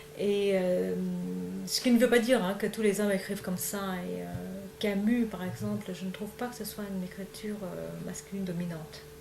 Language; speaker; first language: French; non-native, fluent; Vietnamese